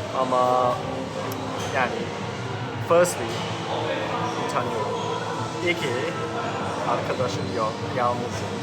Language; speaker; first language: Turkish; early bilingual, heritage; Turkish